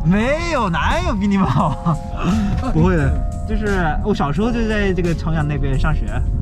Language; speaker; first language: Chinese; early bilingual, other home language; Korean